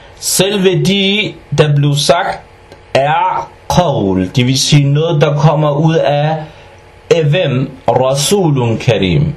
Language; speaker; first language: Danish; non-native, fluent; Arabic